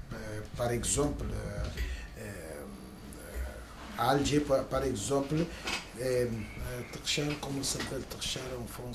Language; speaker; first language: French; non-native, learner; Spanish